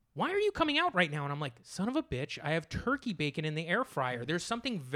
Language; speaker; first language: English; native; English